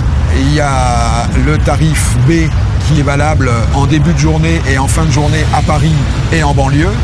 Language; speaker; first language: French; native; French